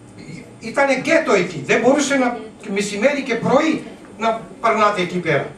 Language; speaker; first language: Greek; non-native, learner; Urdu